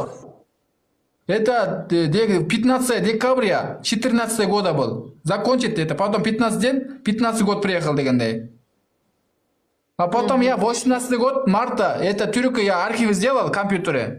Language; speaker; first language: Russian; non-native, learner; Kyrgyz